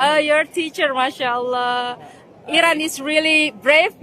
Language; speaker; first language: English; non-native, fluent; Persian